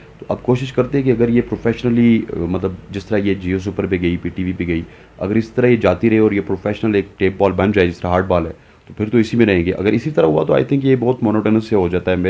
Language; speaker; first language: Urdu; non-native, local second language; Punjabi